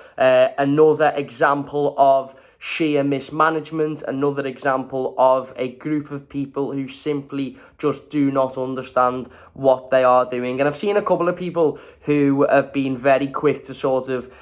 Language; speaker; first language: English; native; English